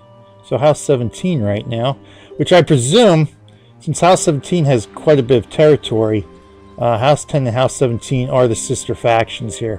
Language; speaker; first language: English; native; English